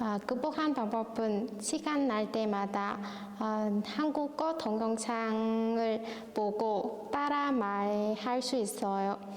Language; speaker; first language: Korean; non-native, learner; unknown